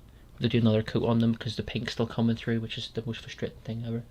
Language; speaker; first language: English; native; English